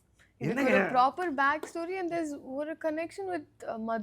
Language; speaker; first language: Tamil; non-native, learner; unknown